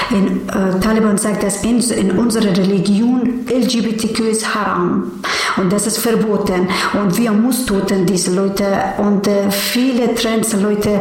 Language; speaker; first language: German; non-native, learner; Persian